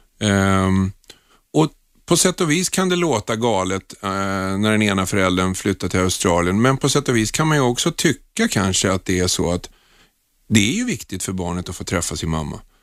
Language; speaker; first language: Swedish; native; Swedish